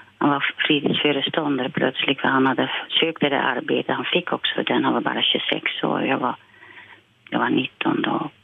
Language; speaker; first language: Swedish; non-native, fluent; Dutch